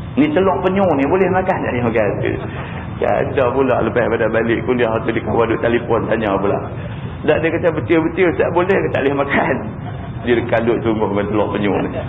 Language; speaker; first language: Malay; native; Malay